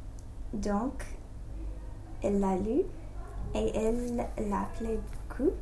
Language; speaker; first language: French; non-native, learner; English